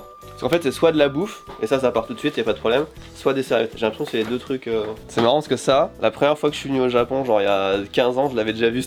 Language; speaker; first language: French; native; French